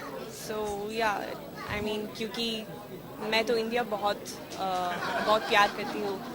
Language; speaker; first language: Hindi; non-native, learner; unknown